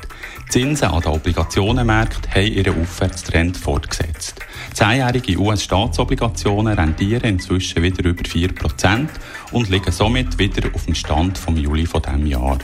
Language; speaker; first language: German; native; German